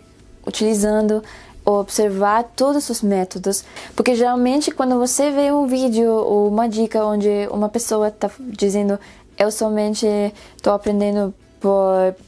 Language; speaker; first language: Portuguese; non-native, fluent; Spanish